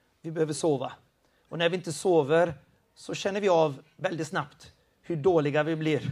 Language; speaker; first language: Swedish; non-native, fluent; Spanish